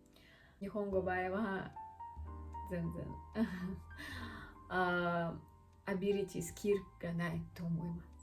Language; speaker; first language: Japanese; non-native, learner; Russian